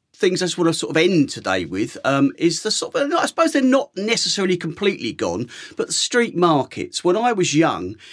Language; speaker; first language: English; native; English